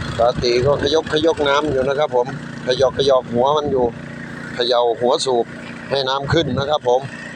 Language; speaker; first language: Thai; native; Thai